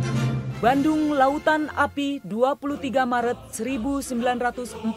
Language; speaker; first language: Indonesian; native; Indonesian